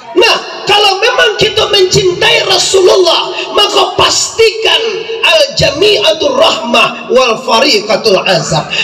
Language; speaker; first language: Malay; non-native, local second language; Minangkabau